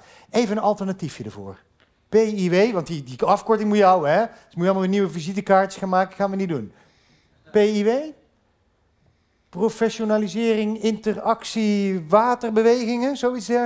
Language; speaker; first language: Dutch; native; Dutch